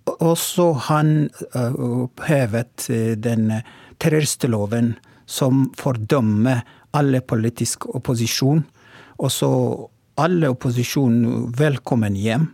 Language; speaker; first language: Norwegian; non-native, learner; Oromo